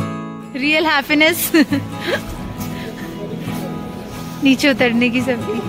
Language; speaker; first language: Hindi; native; Hindi